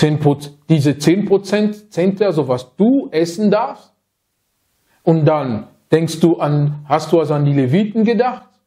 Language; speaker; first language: German; non-native, fluent; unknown